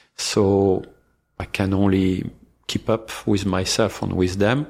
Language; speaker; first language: English; non-native, fluent; French